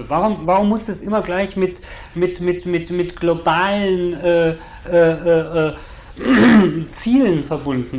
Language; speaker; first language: German; native; German